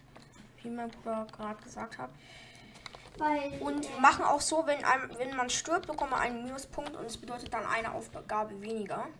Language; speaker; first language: German; native; German